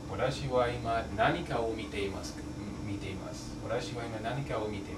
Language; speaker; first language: Japanese; non-native, learner; English